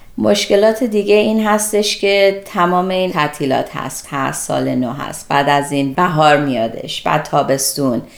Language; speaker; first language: Persian; early bilingual, heritage; Persian